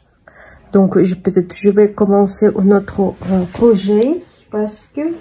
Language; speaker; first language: French; non-native, fluent; Russian